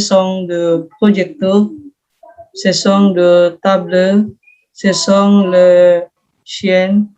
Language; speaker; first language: French; non-native, learner; Indonesian